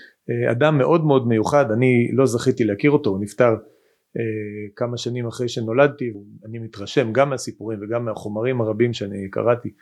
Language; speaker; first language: Hebrew; native; Hebrew